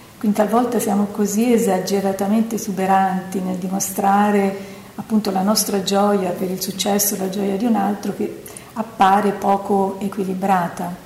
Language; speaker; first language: Italian; native; Italian